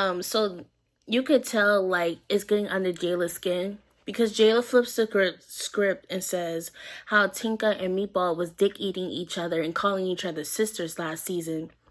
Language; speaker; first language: English; native; English